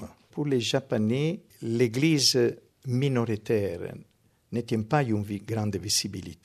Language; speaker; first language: French; non-native, fluent; Italian